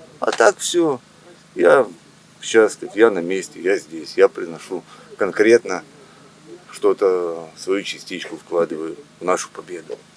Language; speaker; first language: Russian; native; Russian